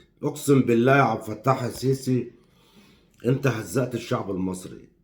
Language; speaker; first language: Arabic; native; Arabic